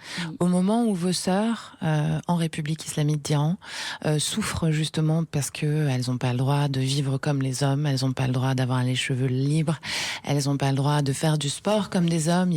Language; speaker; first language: French; native; French